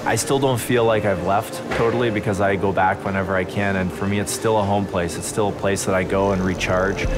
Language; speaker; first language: English; native; English